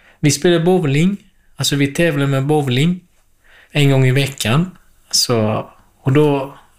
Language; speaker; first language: Swedish; non-native, fluent; Central Kurdish